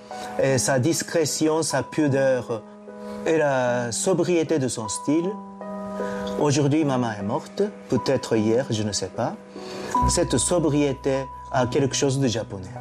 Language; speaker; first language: French; non-native, fluent; Japanese